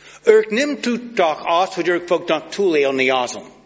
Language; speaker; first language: Hungarian; non-native, fluent; English